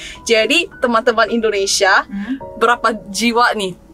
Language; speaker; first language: Indonesian; non-native, fluent; Korean